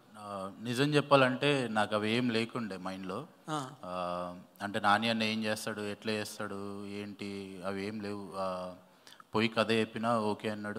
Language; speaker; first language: Telugu; native; Telugu